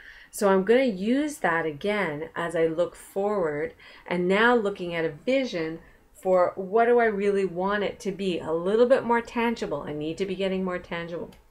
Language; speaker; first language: English; native; English